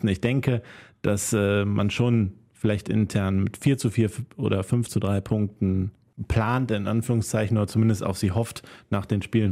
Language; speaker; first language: German; native; German